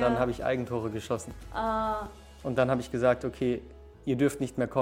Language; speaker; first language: German; early bilingual, other home language; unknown